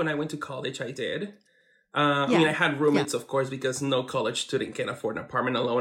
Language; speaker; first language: English; non-native, fluent; Spanish